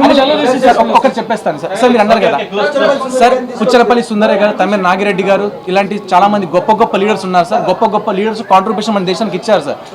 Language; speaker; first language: Telugu; native; Telugu